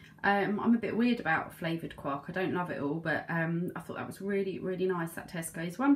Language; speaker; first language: English; native; English